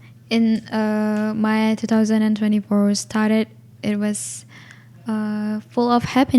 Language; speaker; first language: English; non-native, learner; Indonesian